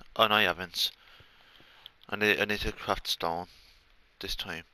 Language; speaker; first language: English; native; English